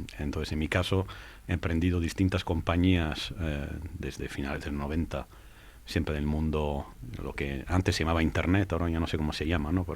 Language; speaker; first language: Spanish; non-native, fluent; English